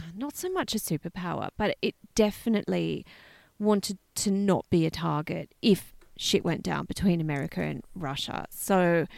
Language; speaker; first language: English; native; English